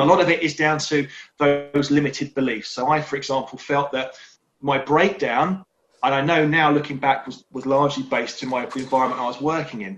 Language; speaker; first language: English; native; English